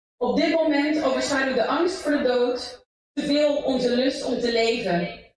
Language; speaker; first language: Dutch; early bilingual, other home language; English